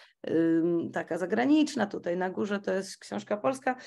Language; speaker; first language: Polish; native; Polish